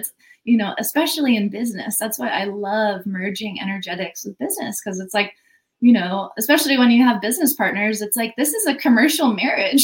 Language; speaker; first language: English; native; English